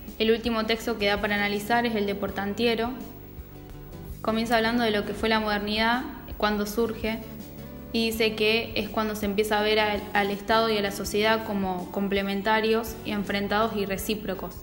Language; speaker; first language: Spanish; native; Spanish